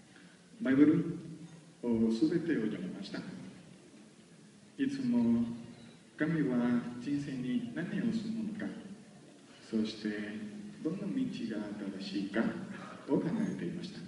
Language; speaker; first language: Japanese; non-native, learner; Spanish